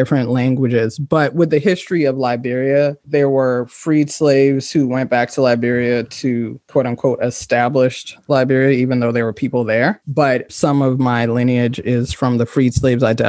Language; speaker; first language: English; native; English